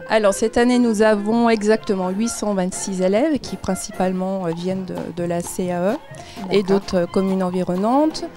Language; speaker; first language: French; native; French